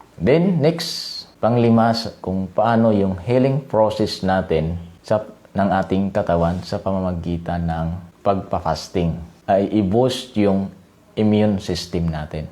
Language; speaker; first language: Filipino; non-native, local second language; Cebuano